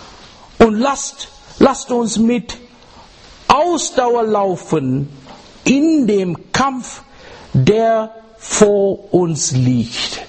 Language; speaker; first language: German; non-native, learner; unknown